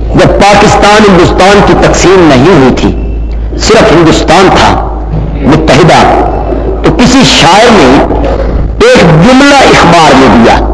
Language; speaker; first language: Urdu; native; Urdu